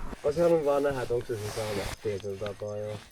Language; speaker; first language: Finnish; native; Finnish